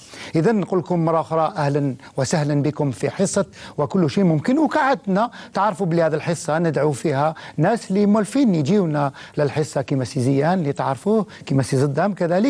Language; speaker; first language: Arabic; native; Arabic